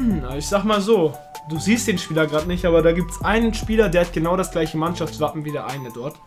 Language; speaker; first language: German; early bilingual, other home language; Turkish